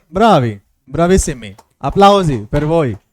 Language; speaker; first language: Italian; non-native, fluent; Hindi